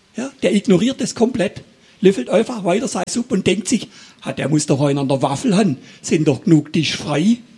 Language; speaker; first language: German; native; German